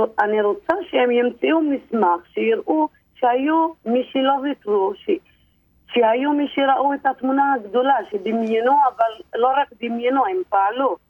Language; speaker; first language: Hebrew; non-native, local second language; Arabic